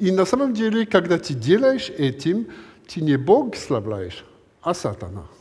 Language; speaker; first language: Russian; non-native, learner; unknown